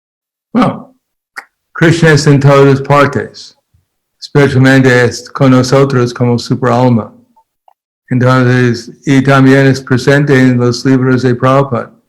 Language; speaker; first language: Spanish; non-native, fluent; English